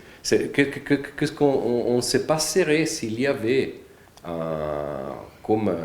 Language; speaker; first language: French; non-native, fluent; Italian